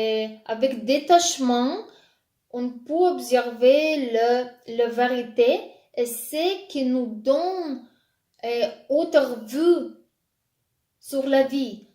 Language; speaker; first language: French; non-native, fluent; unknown